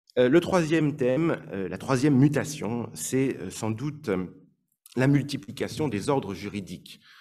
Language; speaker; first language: French; native; French